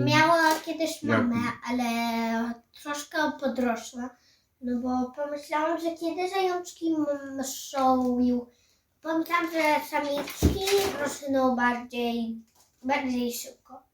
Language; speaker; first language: Polish; early bilingual, heritage; Samoan